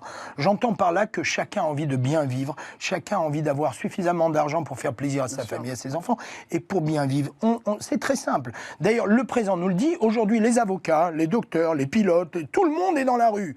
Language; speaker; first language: French; native; French